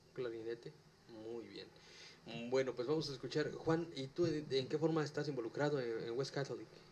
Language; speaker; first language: Spanish; native; Spanish